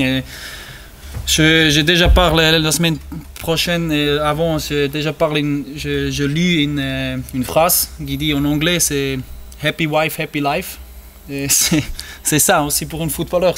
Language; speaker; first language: French; non-native, learner; German